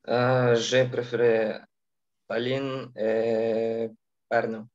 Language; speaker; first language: French; non-native, learner; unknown